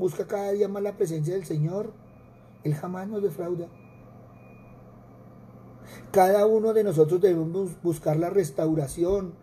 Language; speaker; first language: Spanish; native; Spanish